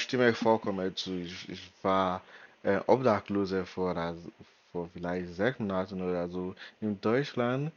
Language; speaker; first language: German; non-native, learner; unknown